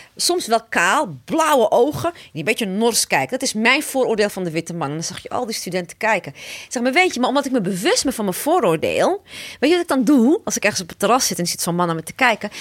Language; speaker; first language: Dutch; early bilingual, other home language; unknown